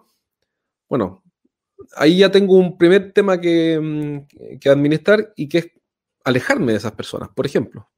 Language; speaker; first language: Spanish; native; Spanish